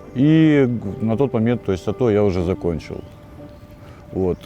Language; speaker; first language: Russian; native; Russian